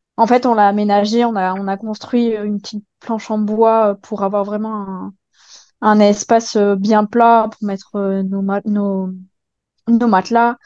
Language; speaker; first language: French; native; French